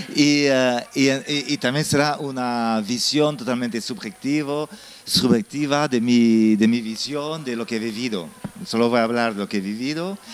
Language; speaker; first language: Spanish; non-native, fluent; French